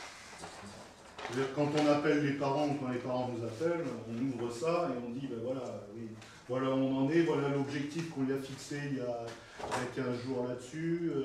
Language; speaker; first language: French; native; French